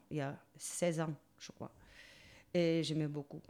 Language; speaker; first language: French; non-native, learner; Spanish